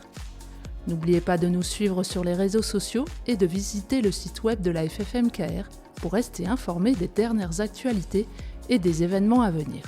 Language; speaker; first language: French; native; French